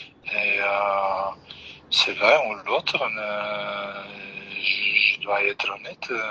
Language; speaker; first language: French; non-native, local second language; Dutch